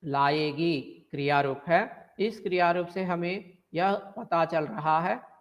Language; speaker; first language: Hindi; non-native, local second language; Telugu